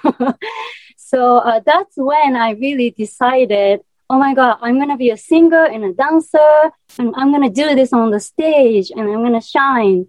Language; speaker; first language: English; non-native, fluent; Japanese